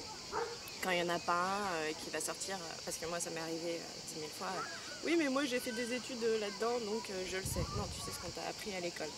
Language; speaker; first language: French; native; French